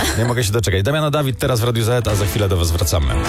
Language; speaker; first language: Polish; native; Polish